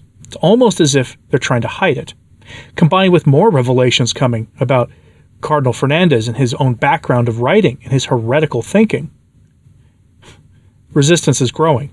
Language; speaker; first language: English; native; English